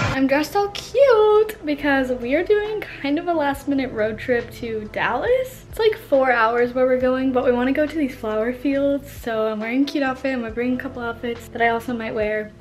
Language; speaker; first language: English; native; English